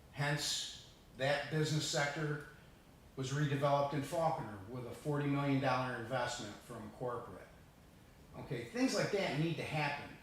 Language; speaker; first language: English; early bilingual, other home language; Italian